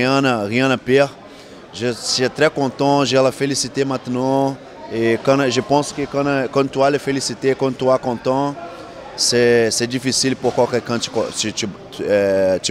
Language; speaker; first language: French; non-native, learner; Portuguese